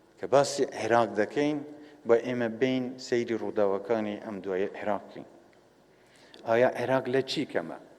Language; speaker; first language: Central Kurdish; non-native, local second language; Kurdish